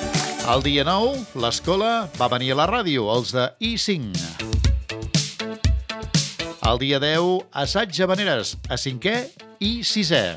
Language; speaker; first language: Catalan; native; Catalan